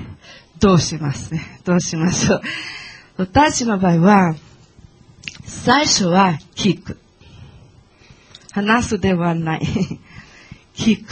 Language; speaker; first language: Japanese; non-native, learner; Portuguese